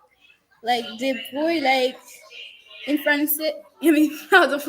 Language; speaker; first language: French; non-native, learner; English